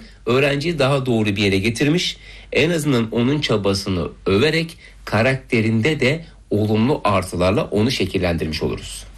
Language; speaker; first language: Turkish; native; Turkish